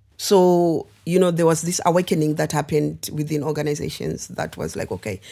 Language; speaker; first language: English; non-native, local second language; Shona